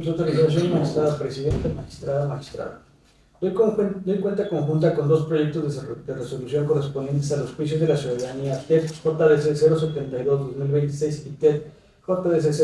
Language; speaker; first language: Spanish; native; Spanish